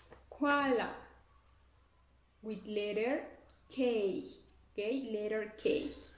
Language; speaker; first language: English; non-native, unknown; Spanish